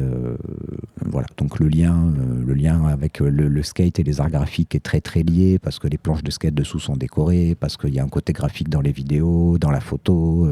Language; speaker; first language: French; native; French